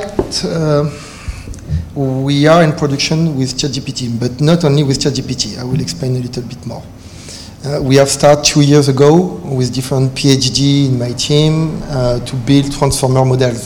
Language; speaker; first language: English; non-native, learner; French